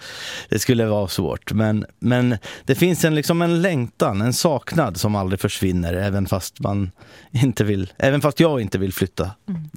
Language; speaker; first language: Swedish; native; Swedish